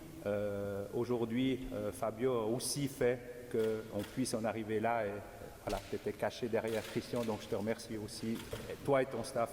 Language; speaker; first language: French; native; French